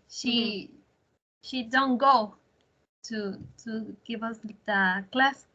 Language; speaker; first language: English; non-native, learner; Spanish